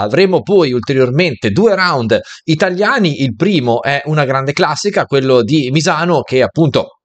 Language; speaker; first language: Italian; native; Italian